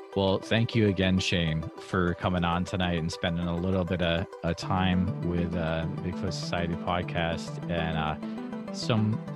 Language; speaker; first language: English; native; English